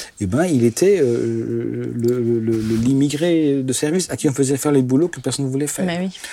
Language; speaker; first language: French; non-native, local second language; Swiss German